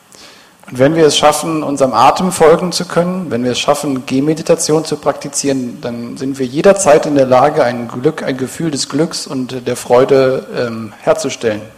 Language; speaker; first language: German; native; German